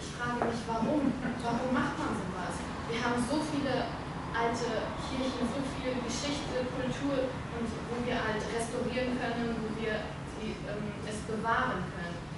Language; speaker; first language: German; early bilingual, other home language; Armenian